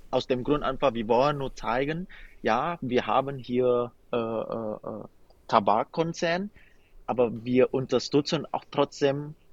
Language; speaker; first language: German; non-native, fluent; Indonesian